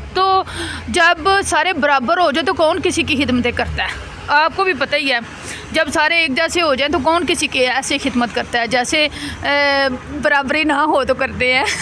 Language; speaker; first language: Urdu; non-native, local second language; Punjabi